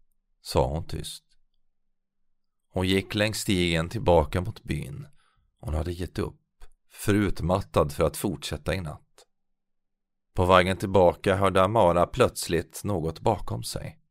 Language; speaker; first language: Swedish; native; Swedish